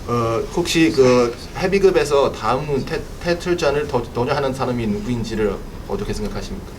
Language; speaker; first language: Korean; non-native, learner; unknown